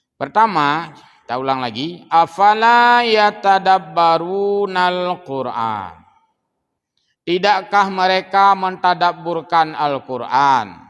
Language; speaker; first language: Malay; non-native, local second language; Achinese